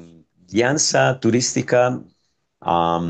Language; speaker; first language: Portuguese; non-native, fluent; Spanish